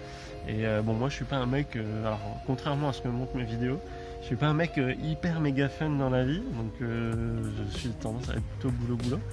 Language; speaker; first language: French; native; French